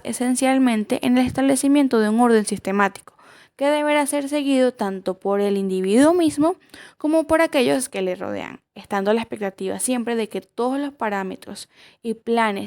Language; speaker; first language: Spanish; native; Spanish